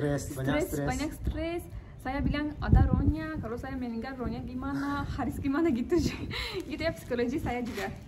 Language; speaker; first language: Indonesian; non-native, learner; Turkish